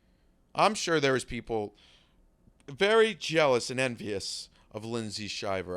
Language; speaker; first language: English; native; English